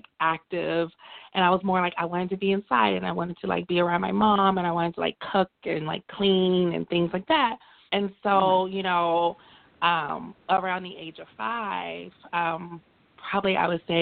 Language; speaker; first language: English; native; English